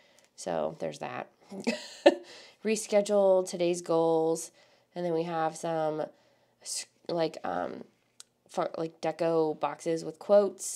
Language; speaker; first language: English; native; English